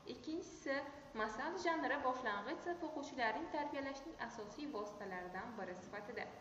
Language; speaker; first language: English; non-native, learner; Uzbek